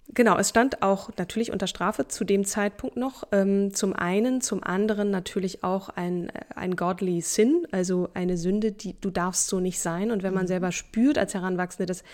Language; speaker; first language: German; native; German